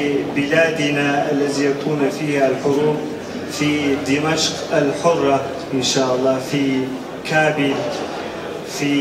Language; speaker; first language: Arabic; non-native, fluent; Turkish